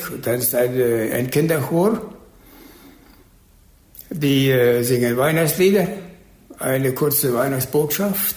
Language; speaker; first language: German; early bilingual, heritage; German